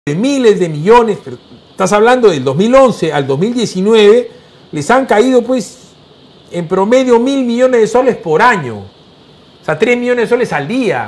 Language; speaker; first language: Spanish; native; Spanish